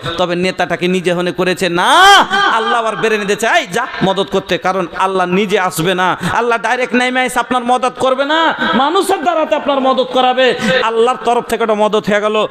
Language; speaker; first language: Bangla; non-native, local second language; Bhojpuri